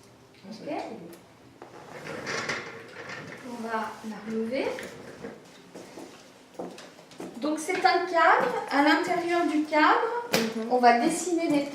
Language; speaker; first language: French; native; French